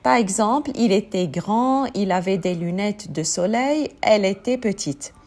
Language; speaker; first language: French; non-native, fluent; Arabic